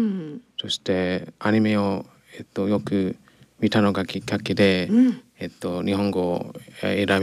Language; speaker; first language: Japanese; non-native, learner; English